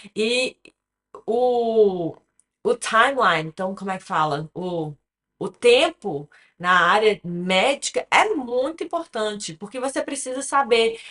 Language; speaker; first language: Portuguese; early bilingual, other home language; English